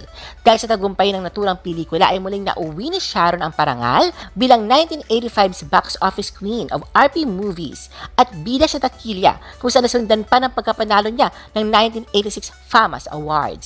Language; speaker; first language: Filipino; native; Filipino